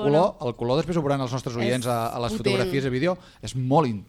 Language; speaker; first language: Catalan; native; Catalan